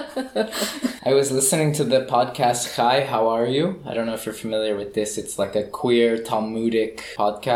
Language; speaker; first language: English; native; English